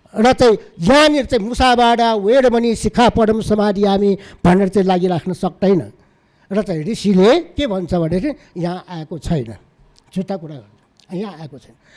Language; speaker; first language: Nepali; non-native, local second language; Newari